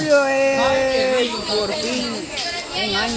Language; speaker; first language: Spanish; native; Spanish